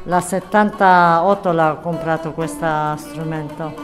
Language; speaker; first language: Italian; non-native, learner; Kurdish